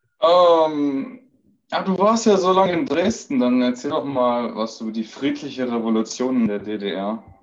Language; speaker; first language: German; early bilingual, other home language; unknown